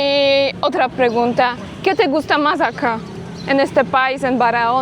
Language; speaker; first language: Spanish; non-native, fluent; Polish